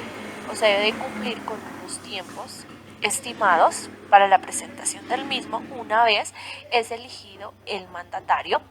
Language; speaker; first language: Spanish; native; Spanish